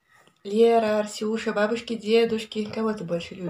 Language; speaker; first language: Russian; native; Russian